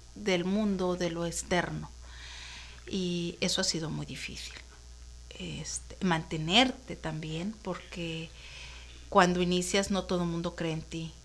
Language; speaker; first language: Spanish; native; Spanish